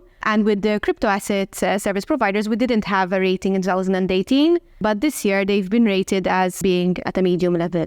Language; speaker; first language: English; non-native, local second language; Maltese